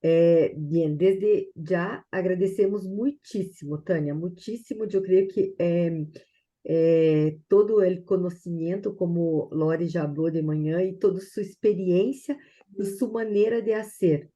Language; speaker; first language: Portuguese; non-native, learner; Spanish